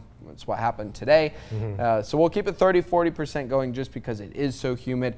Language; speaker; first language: English; native; English